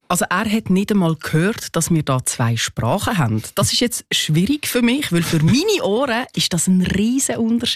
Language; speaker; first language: German; native; German